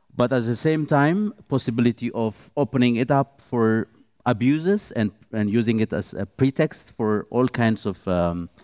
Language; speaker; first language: English; non-native, fluent; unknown